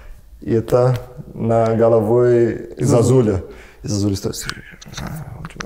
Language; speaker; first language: Russian; non-native, learner; Portuguese